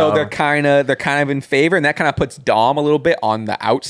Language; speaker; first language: English; native; English